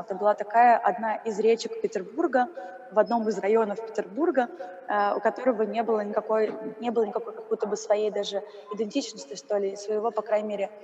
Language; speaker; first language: Russian; native; Russian